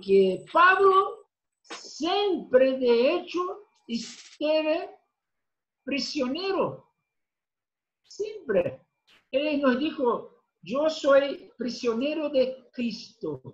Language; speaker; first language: Spanish; non-native, fluent; Portuguese